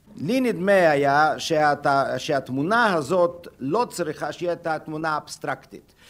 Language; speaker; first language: Hebrew; non-native, fluent; German